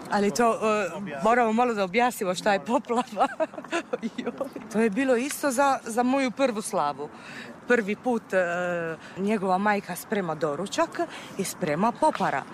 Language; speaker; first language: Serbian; non-native, fluent; Italian